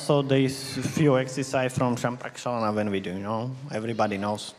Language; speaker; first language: English; non-native, learner; Slovak